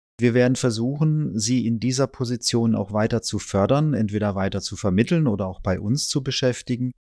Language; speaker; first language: German; native; German